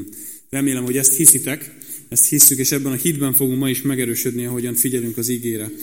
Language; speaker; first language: Hungarian; native; Hungarian